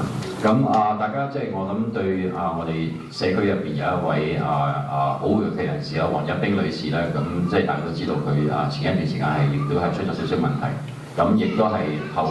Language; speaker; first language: Cantonese; native; Cantonese